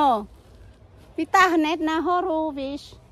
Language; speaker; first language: Czech; non-native, learner; Vietnamese